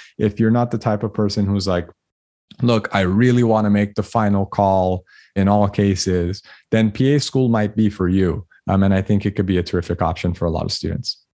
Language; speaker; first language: English; early bilingual, other home language; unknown